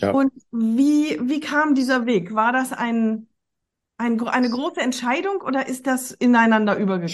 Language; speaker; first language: German; native; German